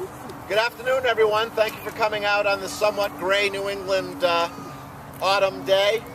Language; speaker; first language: English; native; English